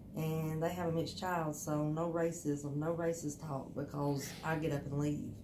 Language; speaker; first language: English; native; English